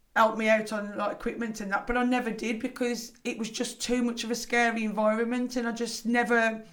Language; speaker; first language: English; native; English